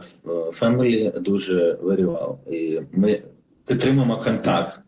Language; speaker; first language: Ukrainian; non-native, local second language; Russian